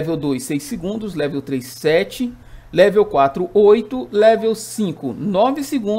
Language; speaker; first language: Portuguese; native; Portuguese